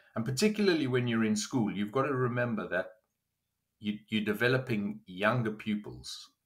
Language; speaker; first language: English; native; English